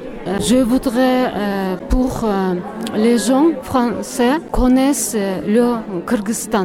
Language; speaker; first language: French; non-native, learner; Kyrgyz